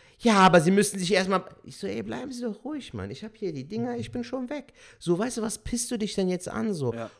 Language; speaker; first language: German; early bilingual, other home language; Turkish